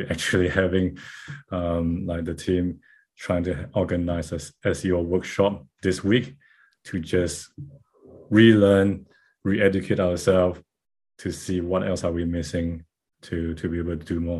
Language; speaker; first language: English; non-native, local second language; Chinese